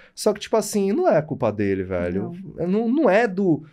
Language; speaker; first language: Portuguese; native; Portuguese